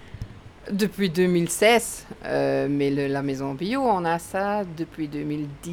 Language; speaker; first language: French; non-native, fluent; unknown